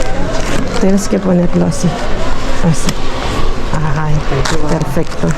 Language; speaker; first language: Spanish; non-native, learner; Filipino